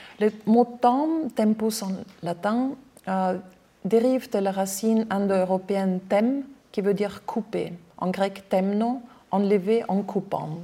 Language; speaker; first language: French; non-native, fluent; German